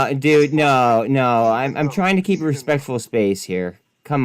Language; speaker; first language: English; native; English